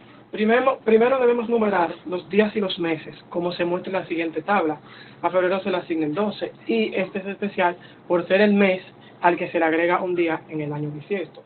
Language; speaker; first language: Spanish; native; Spanish